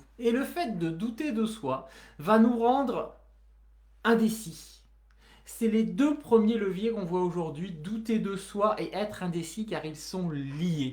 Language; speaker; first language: French; native; French